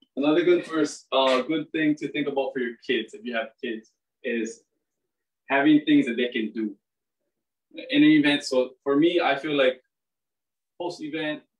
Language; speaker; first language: English; native; English